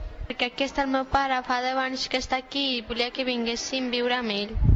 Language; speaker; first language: Catalan; early bilingual, other home language; Bangla